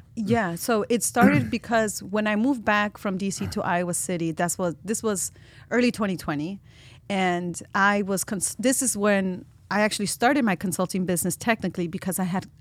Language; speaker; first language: English; early bilingual, other home language; Spanish